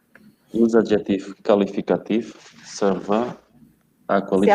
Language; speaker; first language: French; non-native, learner; Portuguese